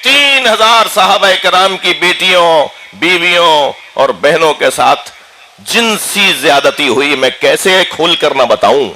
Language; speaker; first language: Urdu; native; Urdu